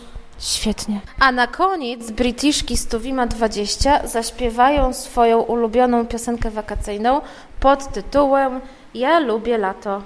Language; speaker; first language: Polish; native; Polish